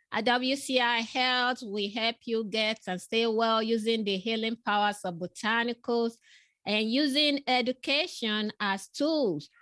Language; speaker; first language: English; non-native, local second language; Yoruba